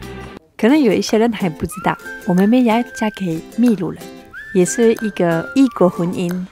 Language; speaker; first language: Chinese; non-native, fluent; French